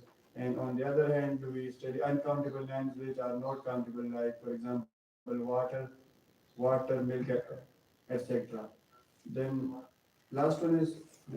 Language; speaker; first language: English; non-native, learner; Pashto